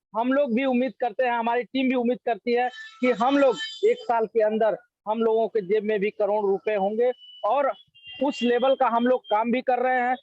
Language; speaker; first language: Hindi; native; Hindi